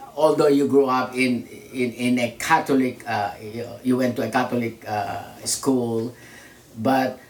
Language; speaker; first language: English; non-native, local second language; Filipino